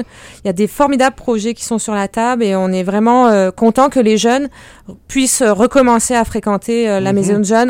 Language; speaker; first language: French; native; French